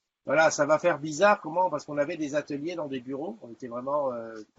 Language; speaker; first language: French; native; French